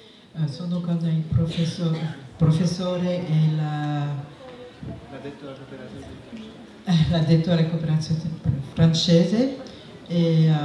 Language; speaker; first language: Italian; non-native, fluent; French